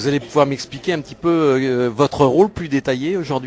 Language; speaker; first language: French; native; French